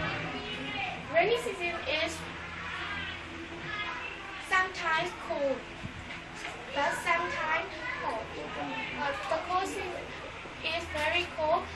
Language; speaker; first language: English; non-native, learner; Burmese